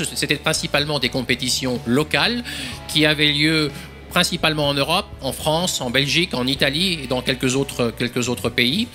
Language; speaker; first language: French; native; French